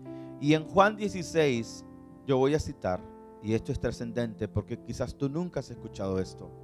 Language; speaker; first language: Spanish; native; Spanish